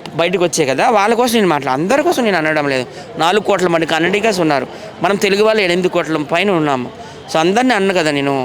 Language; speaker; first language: Telugu; native; Telugu